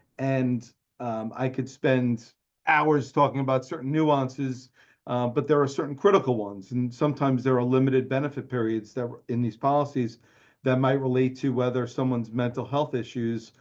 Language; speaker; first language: English; native; English